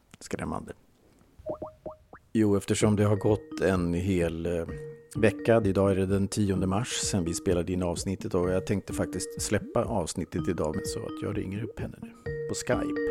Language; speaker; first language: Swedish; native; Swedish